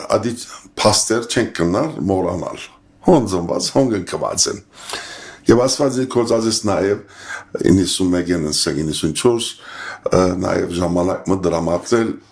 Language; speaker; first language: Armenian; early bilingual, heritage; Armenian